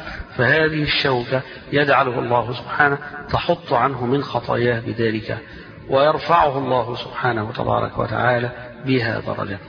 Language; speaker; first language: Arabic; native; Arabic